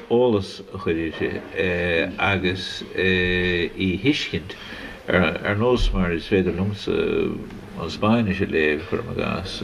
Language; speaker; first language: Irish; native; Irish